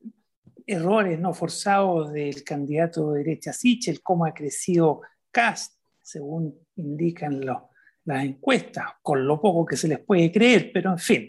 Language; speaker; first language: Spanish; native; Spanish